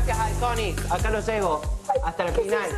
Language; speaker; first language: Spanish; native; Spanish